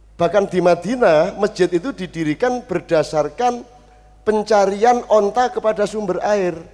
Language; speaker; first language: Indonesian; non-native, local second language; Javanese